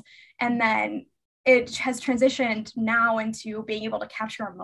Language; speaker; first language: English; native; English